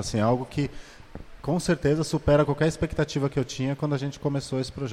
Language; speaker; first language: Portuguese; native; Portuguese